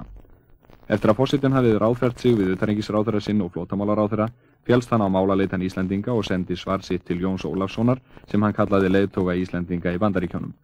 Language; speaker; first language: Icelandic; native; Icelandic